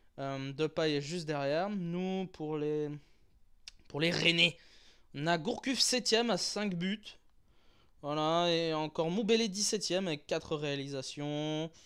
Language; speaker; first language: French; native; French